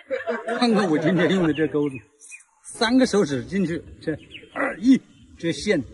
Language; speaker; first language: Chinese; native; Chinese